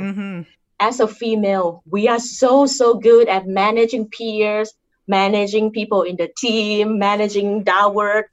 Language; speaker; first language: English; non-native, fluent; Thai